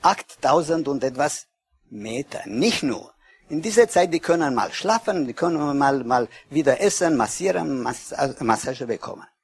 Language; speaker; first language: German; non-native, learner; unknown